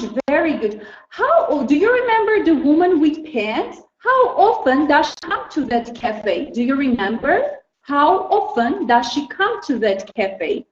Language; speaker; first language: English; non-native, fluent; Armenian